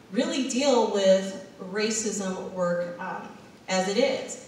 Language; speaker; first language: English; native; English